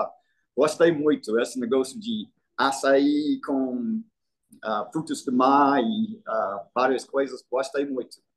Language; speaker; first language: Portuguese; non-native, fluent; English